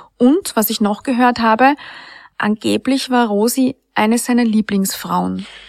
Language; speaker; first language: German; native; German